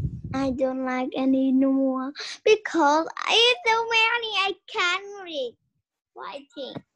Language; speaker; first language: English; non-native, learner; Vietnamese